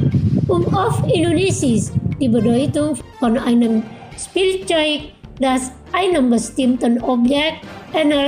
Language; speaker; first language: German; non-native, fluent; Indonesian